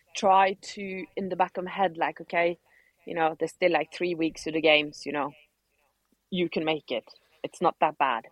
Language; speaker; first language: English; non-native, fluent; Norwegian